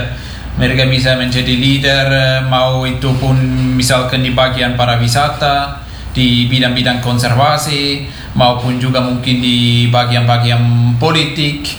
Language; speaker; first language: Indonesian; non-native, fluent; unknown